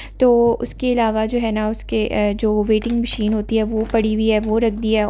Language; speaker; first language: Urdu; native; Urdu